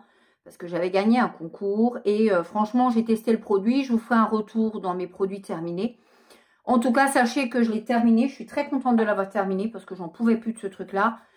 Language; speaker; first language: French; native; French